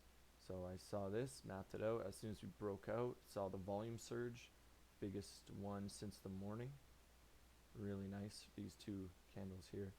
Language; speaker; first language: English; native; English